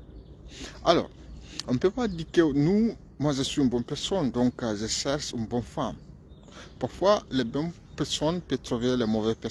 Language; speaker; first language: French; non-native, fluent; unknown